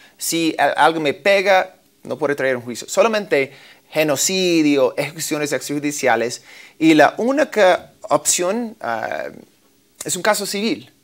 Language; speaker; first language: Spanish; non-native, fluent; English